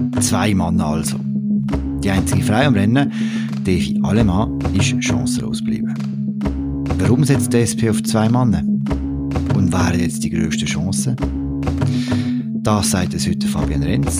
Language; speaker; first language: German; native; German